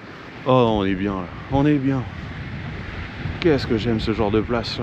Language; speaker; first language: French; native; French